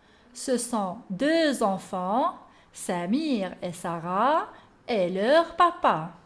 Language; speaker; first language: French; non-native, local second language; Arabic